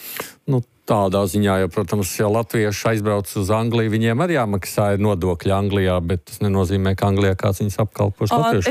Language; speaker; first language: Latvian; native; Latvian